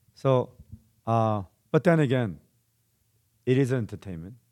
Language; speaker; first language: English; non-native, fluent; Korean